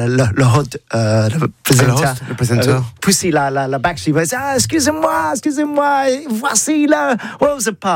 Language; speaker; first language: French; non-native, learner; English